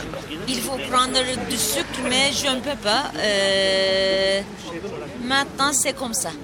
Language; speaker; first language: French; non-native, learner; Turkish